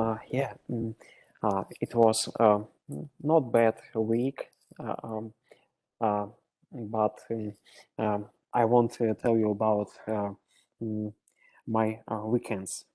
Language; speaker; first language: English; non-native, learner; Russian